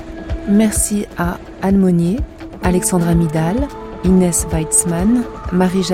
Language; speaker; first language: French; native; French